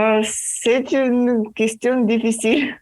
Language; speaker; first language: French; non-native, fluent; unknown